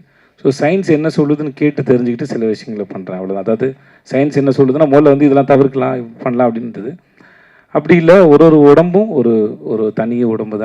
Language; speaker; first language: Tamil; native; Tamil